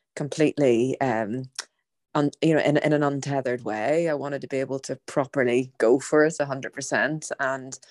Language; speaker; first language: English; native; English